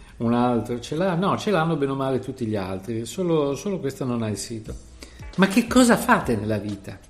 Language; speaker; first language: Italian; native; Italian